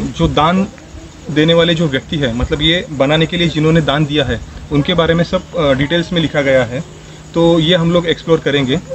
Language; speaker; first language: Hindi; non-native, local second language; Marathi